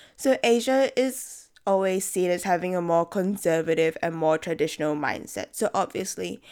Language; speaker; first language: English; native; English